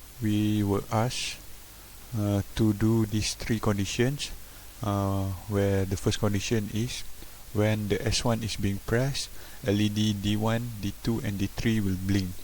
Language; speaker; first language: English; non-native, local second language; Malay